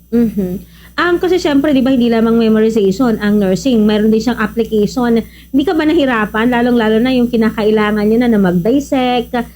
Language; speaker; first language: Filipino; non-native, local second language; Pangasinan